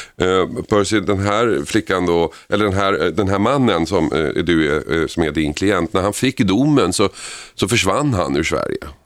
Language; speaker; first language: Swedish; native; Swedish